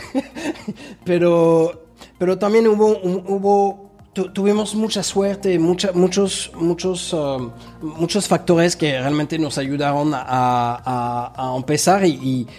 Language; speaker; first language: Spanish; non-native, fluent; French